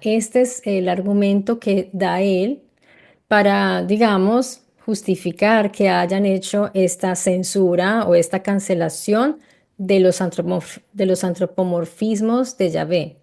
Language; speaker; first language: Spanish; native; Spanish